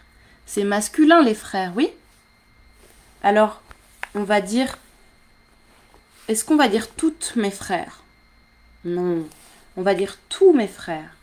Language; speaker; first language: French; native; French